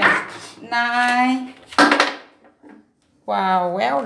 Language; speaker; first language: English; non-native, learner; Vietnamese